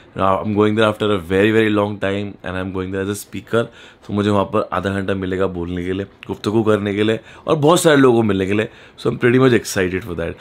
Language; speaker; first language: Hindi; native; Hindi